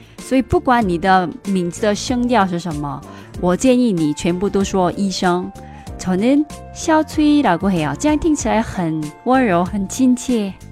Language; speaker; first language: Chinese; non-native, fluent; Korean